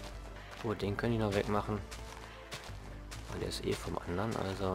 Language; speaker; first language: German; native; German